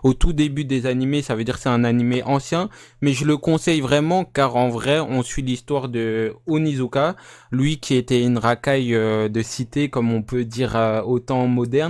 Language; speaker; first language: French; native; French